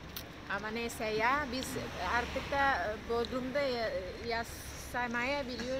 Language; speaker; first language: Turkish; non-native, learner; Indonesian